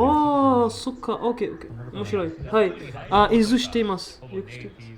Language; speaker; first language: Japanese; non-native, learner; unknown